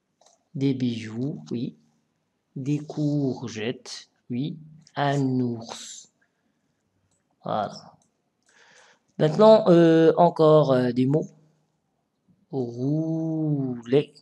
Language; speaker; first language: French; non-native, local second language; Arabic